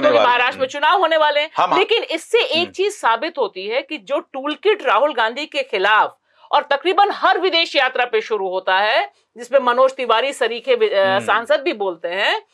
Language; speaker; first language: Hindi; native; Hindi